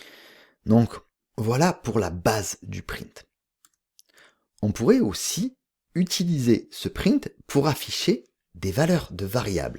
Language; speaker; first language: French; native; French